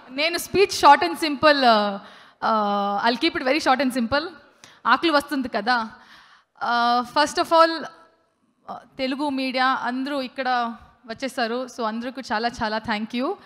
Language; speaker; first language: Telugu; non-native, learner; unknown